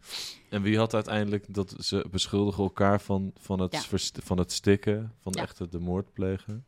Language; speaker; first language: Dutch; native; Dutch